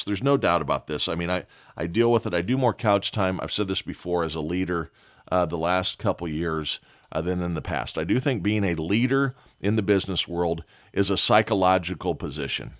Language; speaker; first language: English; native; English